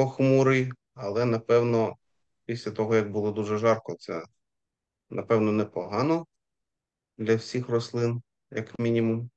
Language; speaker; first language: Ukrainian; native; Ukrainian